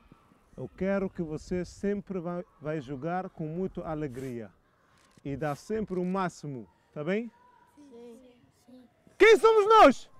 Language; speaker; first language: Portuguese; non-native, learner; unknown